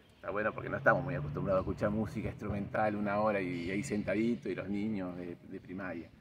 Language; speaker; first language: Spanish; native; Spanish